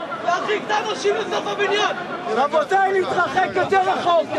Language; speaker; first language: Hebrew; native; Hebrew